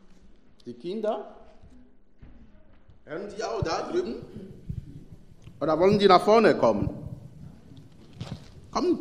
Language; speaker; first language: German; non-native, fluent; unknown